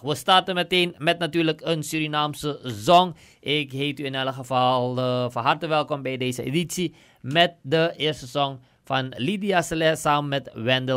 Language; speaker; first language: Dutch; native; Dutch